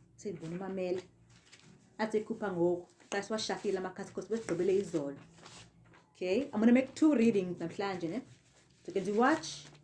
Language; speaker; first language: Zulu; non-native, local second language; Xhosa